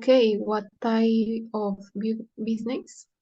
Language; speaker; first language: English; non-native, learner; Spanish